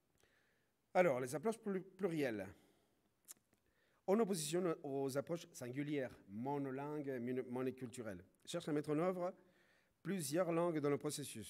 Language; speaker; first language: French; non-native, fluent; Spanish